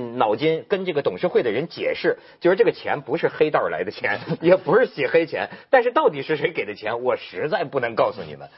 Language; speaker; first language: Chinese; native; Chinese